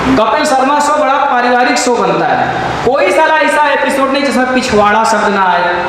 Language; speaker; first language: Hindi; native; Hindi